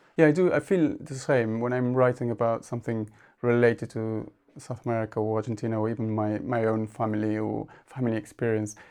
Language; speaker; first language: English; non-native, fluent; Spanish